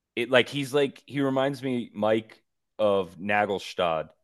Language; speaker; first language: English; native; English